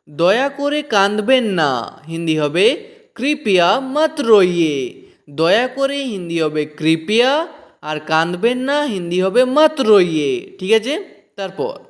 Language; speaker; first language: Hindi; non-native, fluent; Bangla